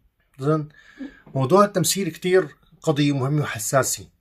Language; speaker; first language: Arabic; native; Arabic